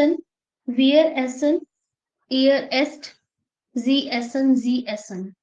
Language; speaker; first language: German; non-native, learner; Hindi